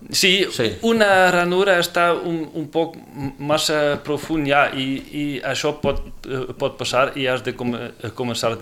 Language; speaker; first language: Catalan; non-native, fluent; Dutch